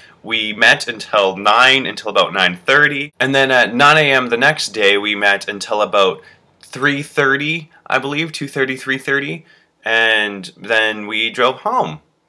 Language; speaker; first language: English; native; English